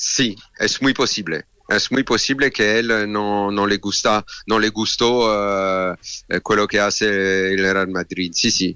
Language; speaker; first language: Spanish; non-native, learner; French